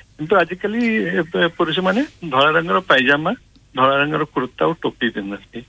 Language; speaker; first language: Odia; non-native, local second language; Marathi